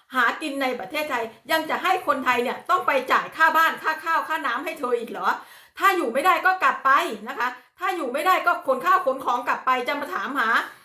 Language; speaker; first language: Thai; native; Thai